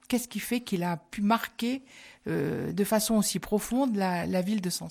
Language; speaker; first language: French; native; French